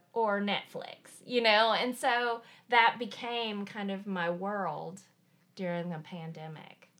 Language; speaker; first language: English; native; English